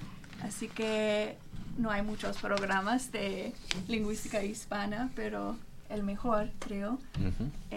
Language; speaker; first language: Spanish; non-native, fluent; English